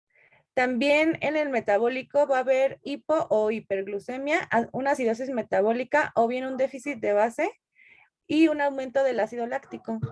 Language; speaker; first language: Spanish; native; Spanish